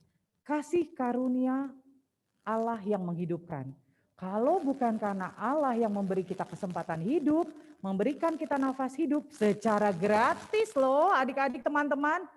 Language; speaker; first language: Indonesian; native; Indonesian